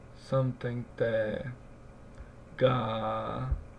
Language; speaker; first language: Japanese; non-native, learner; English